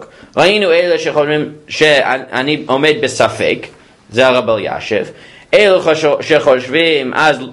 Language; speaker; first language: Hebrew; non-native, fluent; English